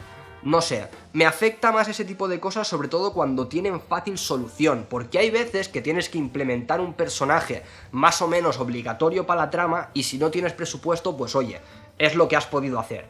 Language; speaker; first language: Spanish; native; Spanish